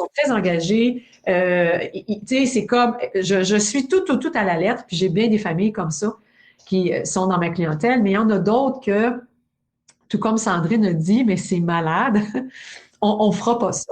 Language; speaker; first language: French; native; French